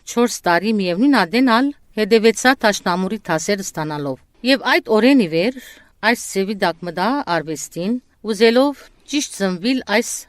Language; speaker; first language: Armenian; early bilingual, heritage; Armenian